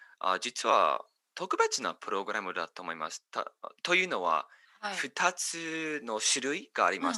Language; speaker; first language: Japanese; non-native, learner; English